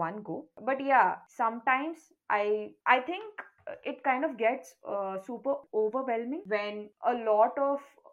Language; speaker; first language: English; non-native, local second language; Kannada